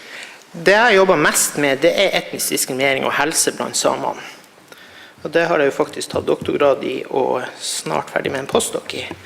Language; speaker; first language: Norwegian; native; Norwegian